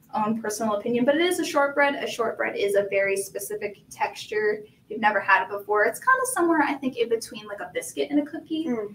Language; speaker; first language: English; native; English